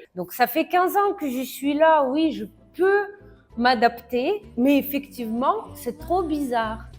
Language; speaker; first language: French; non-native, fluent; Russian